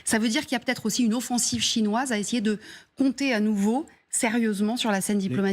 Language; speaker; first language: French; native; French